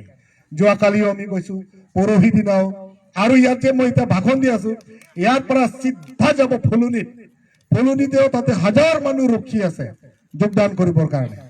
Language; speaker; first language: Assamese; non-native, local second language; Karbi